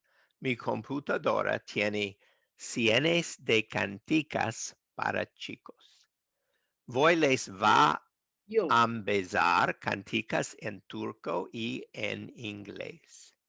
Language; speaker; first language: Spanish; non-native, learner; English